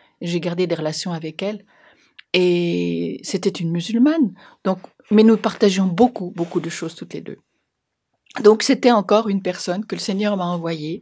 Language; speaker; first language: French; native; French